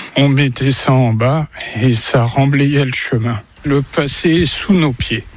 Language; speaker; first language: French; native; French